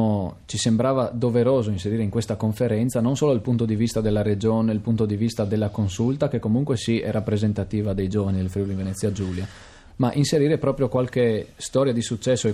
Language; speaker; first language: Italian; native; Italian